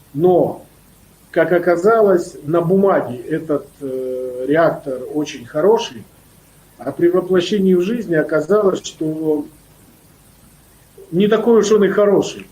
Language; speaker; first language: Russian; native; Russian